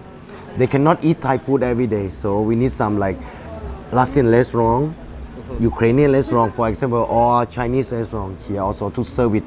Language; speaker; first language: English; non-native, fluent; Thai